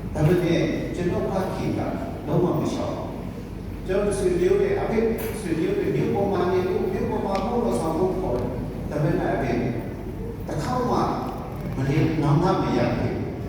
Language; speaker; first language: Burmese; non-native, local second language; Kachin